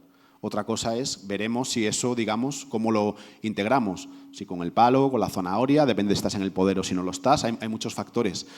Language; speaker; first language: Spanish; native; Spanish